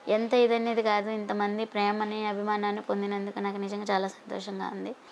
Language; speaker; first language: Telugu; native; Telugu